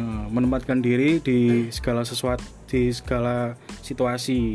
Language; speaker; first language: Indonesian; non-native, local second language; Javanese